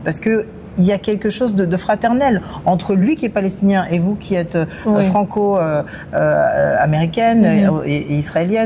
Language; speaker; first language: French; native; French